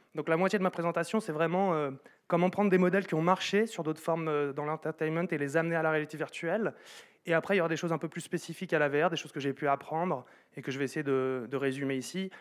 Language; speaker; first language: French; native; French